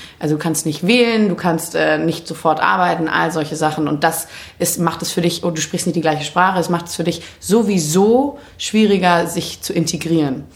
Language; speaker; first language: German; native; German